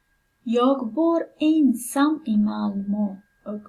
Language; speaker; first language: Swedish; non-native, fluent; Pashto